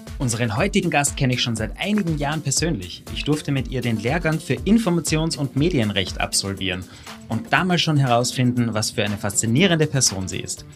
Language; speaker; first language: German; native; German